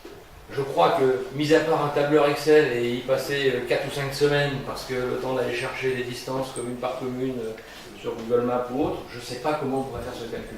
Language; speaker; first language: French; native; French